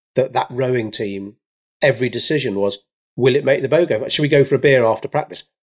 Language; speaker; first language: English; early bilingual, other home language; Hindi